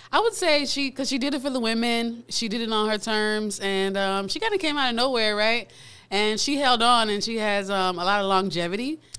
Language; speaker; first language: English; native; English